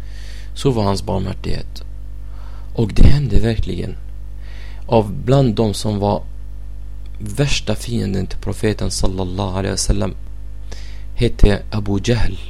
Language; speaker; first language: Swedish; non-native, fluent; Arabic